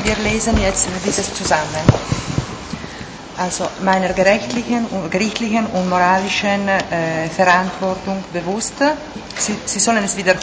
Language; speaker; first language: German; non-native, fluent; Italian